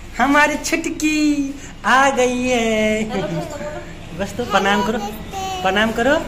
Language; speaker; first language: Hindi; native; Hindi